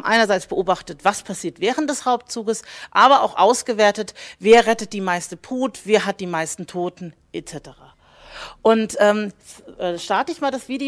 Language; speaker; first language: German; native; German